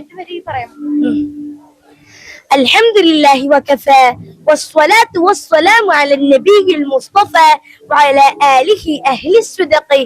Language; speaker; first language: Arabic; non-native, learner; Malayalam